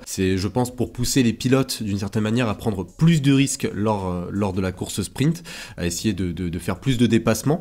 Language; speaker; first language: French; native; French